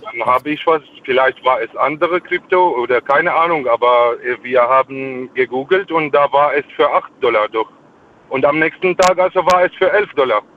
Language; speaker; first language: German; non-native, fluent; Arabic